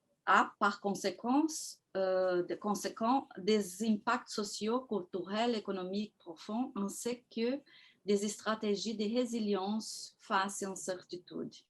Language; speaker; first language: French; non-native, fluent; Portuguese